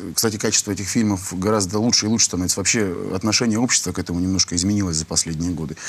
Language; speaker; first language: Russian; native; Russian